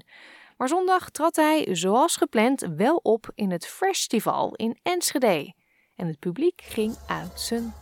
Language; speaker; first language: Dutch; native; Dutch